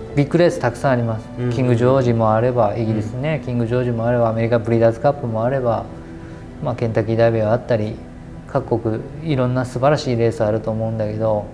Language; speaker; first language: Japanese; native; Japanese